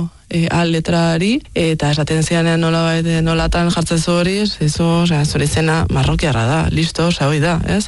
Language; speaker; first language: Basque; native; Basque